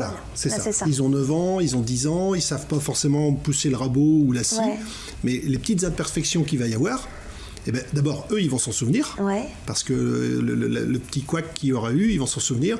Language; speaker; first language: French; native; French